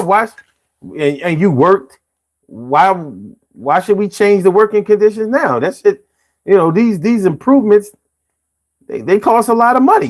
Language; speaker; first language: English; native; English